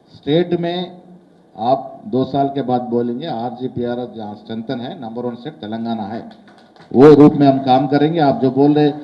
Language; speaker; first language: Hindi; non-native, local second language; Telugu